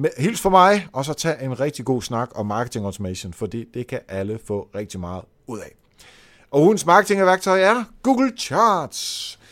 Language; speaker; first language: Danish; native; Danish